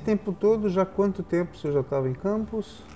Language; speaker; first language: Portuguese; native; Portuguese